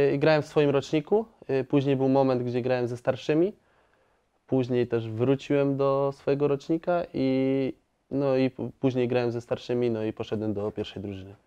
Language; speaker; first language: Polish; early bilingual, other home language; Spanish